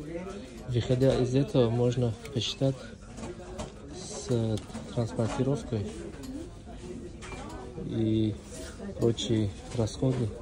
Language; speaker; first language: Russian; non-native, fluent; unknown